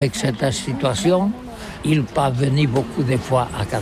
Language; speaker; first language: French; non-native, learner; Catalan